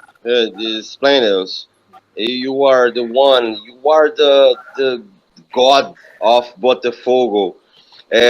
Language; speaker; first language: English; non-native, learner; Portuguese